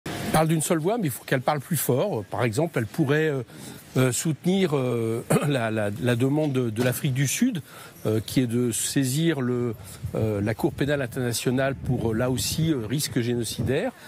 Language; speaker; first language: French; native; French